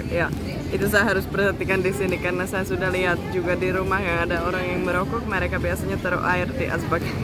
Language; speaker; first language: Indonesian; non-native, fluent; Czech